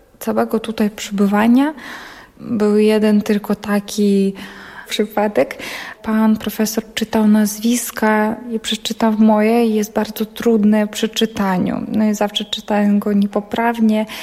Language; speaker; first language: Polish; non-native, learner; Ukrainian